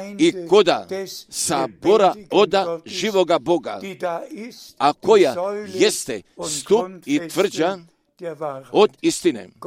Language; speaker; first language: Croatian; early bilingual, heritage; Croatian